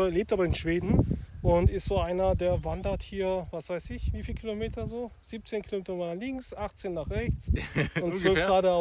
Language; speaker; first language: German; native; German